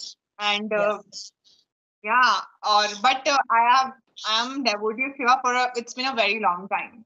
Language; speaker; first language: English; non-native, local second language; Hindi